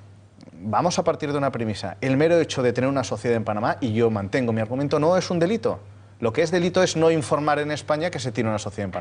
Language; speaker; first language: Spanish; native; Spanish